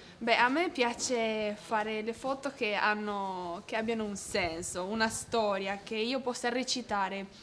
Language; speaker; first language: Italian; non-native, fluent; Romanian